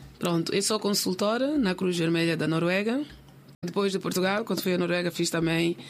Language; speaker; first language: Portuguese; native; Portuguese